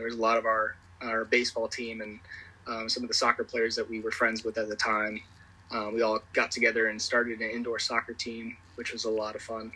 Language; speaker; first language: English; native; English